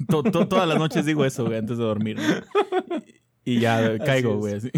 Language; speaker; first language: Spanish; native; Spanish